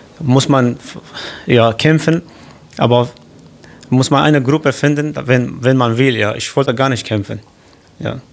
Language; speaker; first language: German; non-native, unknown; Kurdish